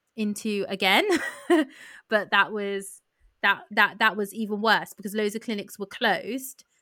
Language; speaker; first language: English; early bilingual, other home language; Yoruba